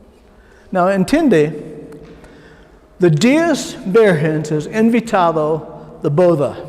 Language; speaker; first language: Spanish; non-native, learner; English